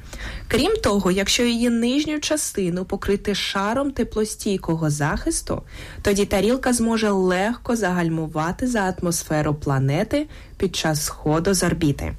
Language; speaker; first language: Ukrainian; native; Ukrainian